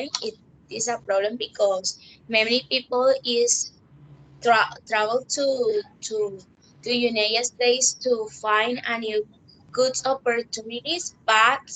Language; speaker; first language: English; non-native, learner; Spanish